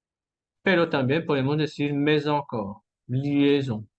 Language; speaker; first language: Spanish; non-native, fluent; French